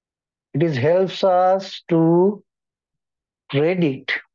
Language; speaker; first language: English; non-native, local second language; Hindi